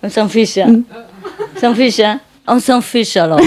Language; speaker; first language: French; non-native, learner; Vietnamese